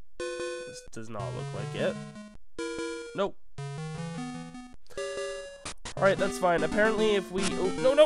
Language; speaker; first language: English; native; English